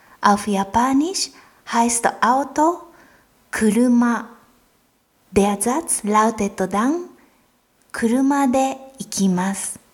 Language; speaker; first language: German; non-native, fluent; Japanese